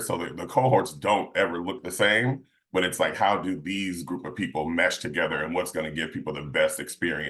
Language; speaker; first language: English; native; English